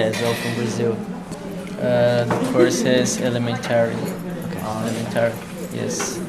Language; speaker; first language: English; non-native, learner; Portuguese